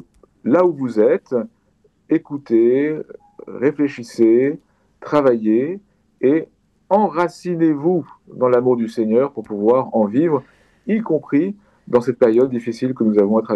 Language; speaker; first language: French; native; French